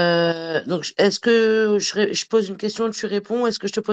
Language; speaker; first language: French; native; French